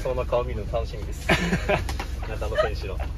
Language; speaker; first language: Japanese; native; Japanese